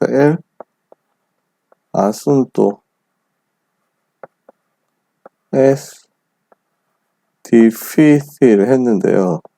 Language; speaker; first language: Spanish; non-native, fluent; Korean